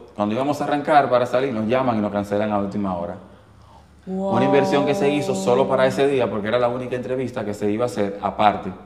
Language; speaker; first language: Spanish; native; Spanish